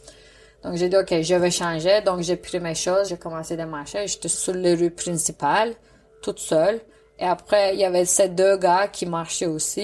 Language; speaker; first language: French; non-native, fluent; Turkish